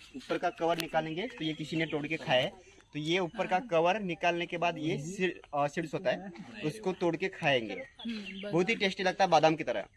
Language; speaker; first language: Hindi; non-native, local second language; Marathi